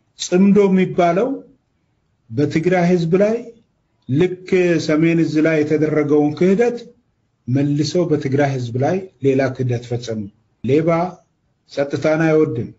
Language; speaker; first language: Amharic; non-native, local second language; Oromo